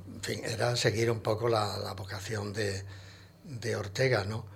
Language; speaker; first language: Spanish; native; Spanish